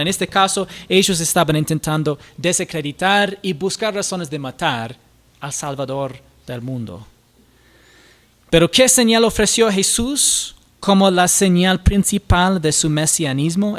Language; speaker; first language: Spanish; non-native, fluent; English